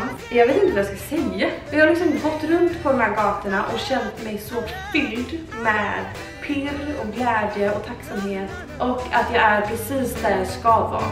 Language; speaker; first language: Swedish; native; Swedish